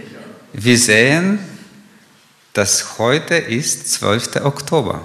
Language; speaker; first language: German; non-native, fluent; Ukrainian